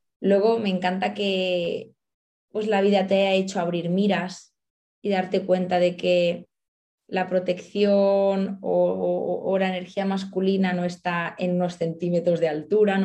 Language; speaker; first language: Spanish; native; Spanish